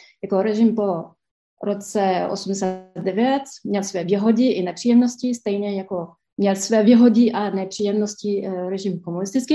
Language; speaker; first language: Czech; non-native, fluent; French